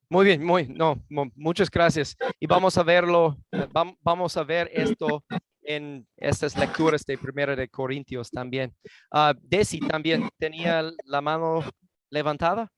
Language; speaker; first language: Spanish; non-native, fluent; English